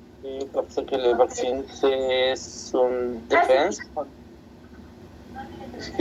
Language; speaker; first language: French; non-native, learner; Spanish